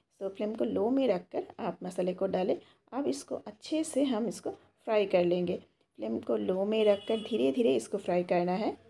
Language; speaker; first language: Hindi; non-native, local second language; Bangla